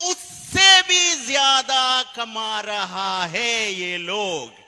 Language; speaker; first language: Hindi; non-native, fluent; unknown